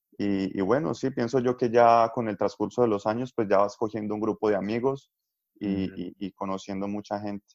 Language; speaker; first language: Spanish; native; Spanish